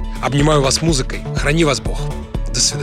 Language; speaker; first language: Russian; native; Russian